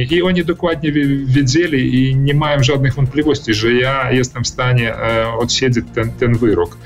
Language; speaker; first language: Polish; early bilingual, heritage; Polish